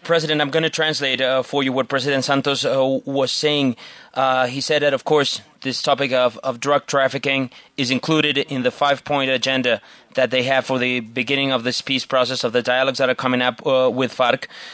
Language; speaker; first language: English; non-native, fluent; Spanish